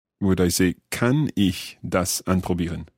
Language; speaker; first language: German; non-native, learner; English